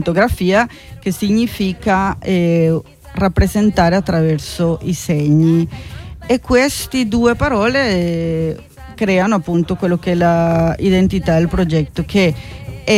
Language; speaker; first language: Italian; non-native, fluent; Spanish